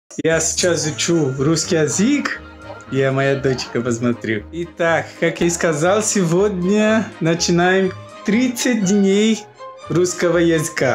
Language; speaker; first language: Russian; non-native, learner; Portuguese